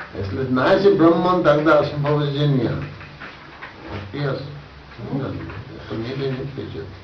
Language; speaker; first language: Russian; non-native, learner; Bangla